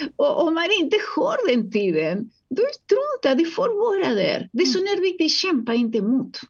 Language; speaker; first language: Swedish; non-native, fluent; Spanish